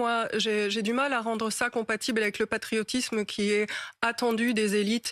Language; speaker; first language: French; native; French